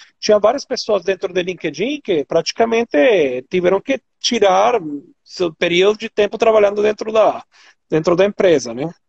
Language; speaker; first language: Portuguese; non-native, fluent; Spanish